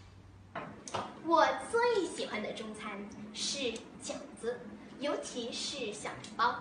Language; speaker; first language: Chinese; early bilingual, other home language; English